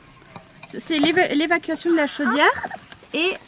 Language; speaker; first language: French; native; French